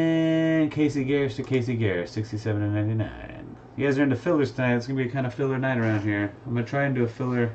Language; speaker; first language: English; native; English